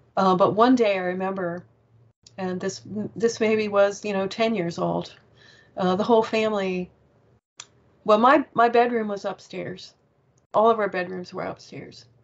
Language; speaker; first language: English; native; English